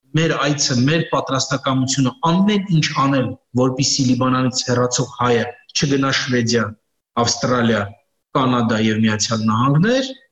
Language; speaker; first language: Armenian; early bilingual, heritage; Armenian